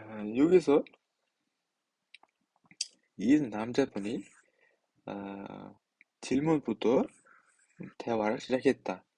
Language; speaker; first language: Korean; non-native, fluent; Uzbek